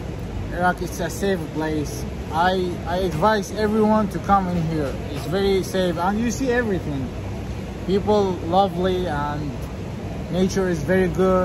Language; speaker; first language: English; non-native, fluent; Arabic